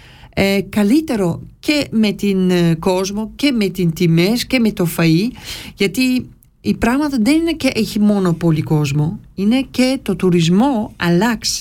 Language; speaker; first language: Greek; non-native, learner; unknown